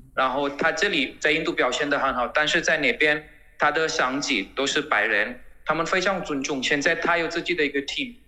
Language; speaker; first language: Chinese; non-native, fluent; Gujarati